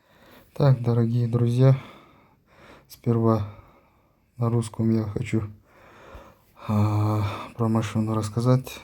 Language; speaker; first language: Russian; non-native, local second language; Kyrgyz